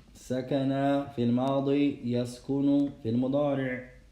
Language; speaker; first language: Arabic; non-native, fluent; English